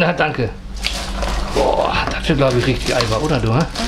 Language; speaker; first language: German; native; German